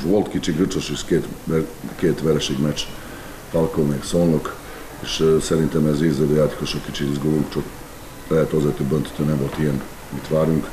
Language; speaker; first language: Hungarian; non-native, learner; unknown